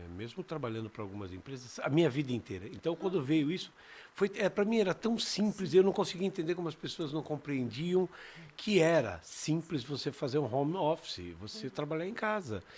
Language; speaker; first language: Portuguese; native; Portuguese